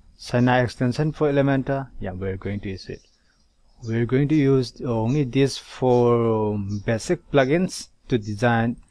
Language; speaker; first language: English; non-native, local second language; Manipuri